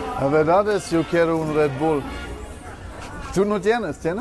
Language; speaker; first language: Spanish; non-native, learner; German